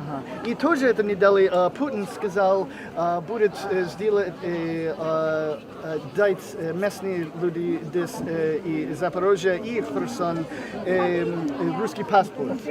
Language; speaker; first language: Russian; non-native, learner; English